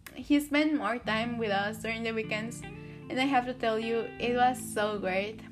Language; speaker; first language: English; early bilingual, other home language; Spanish